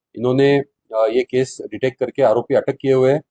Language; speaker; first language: Hindi; non-native, local second language; Marathi